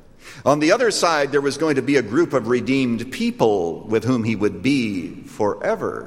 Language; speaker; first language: English; native; English